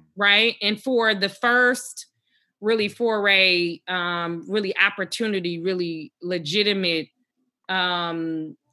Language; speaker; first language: English; native; English